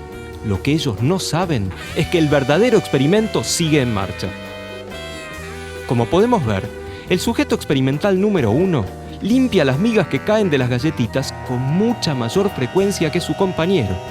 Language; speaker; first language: Spanish; native; Spanish